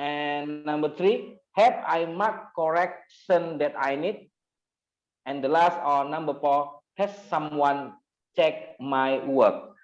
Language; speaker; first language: English; non-native, learner; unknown